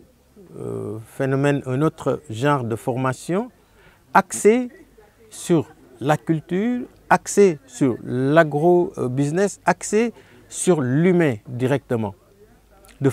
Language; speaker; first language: French; non-native, local second language; Wolof